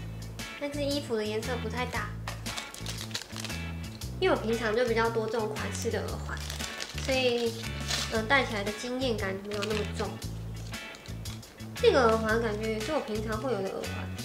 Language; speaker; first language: Chinese; native; Chinese